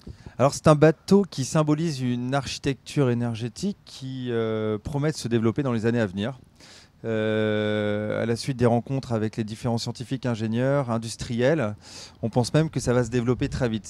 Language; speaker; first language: French; native; French